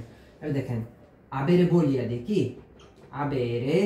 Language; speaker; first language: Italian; non-native, fluent; Bangla